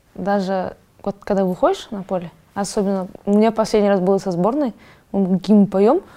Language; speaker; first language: Russian; non-native, local second language; Kazakh